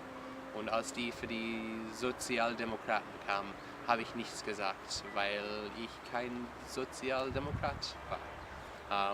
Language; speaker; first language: German; non-native, learner; English